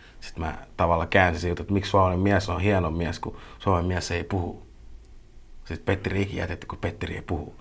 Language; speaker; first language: Finnish; early bilingual, other home language; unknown